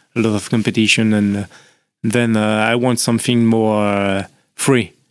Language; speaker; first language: English; non-native, learner; French